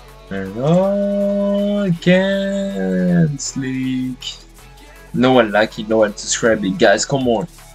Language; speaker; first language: English; non-native, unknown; French